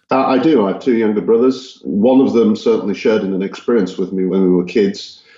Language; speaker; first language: English; native; English